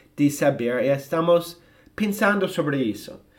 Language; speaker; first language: Portuguese; non-native, fluent; English